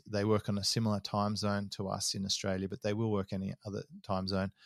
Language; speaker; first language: English; native; English